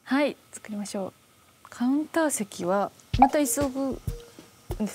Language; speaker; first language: Japanese; native; Japanese